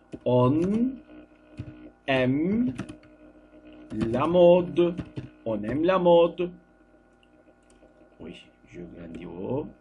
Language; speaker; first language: French; non-native, fluent; Turkish